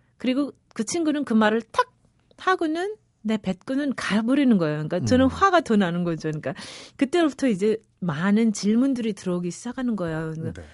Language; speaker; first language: Korean; early bilingual, other home language; Spanish